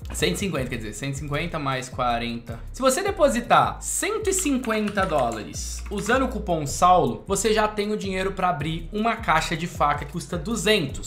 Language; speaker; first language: Portuguese; native; Portuguese